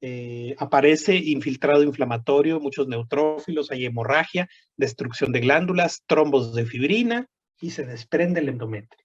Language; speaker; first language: Spanish; native; Spanish